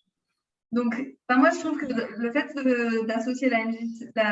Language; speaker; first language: French; native; French